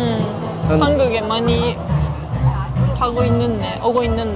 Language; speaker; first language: Korean; non-native, learner; Japanese